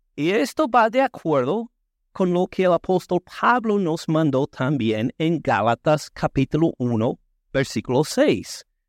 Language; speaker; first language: Spanish; non-native, fluent; English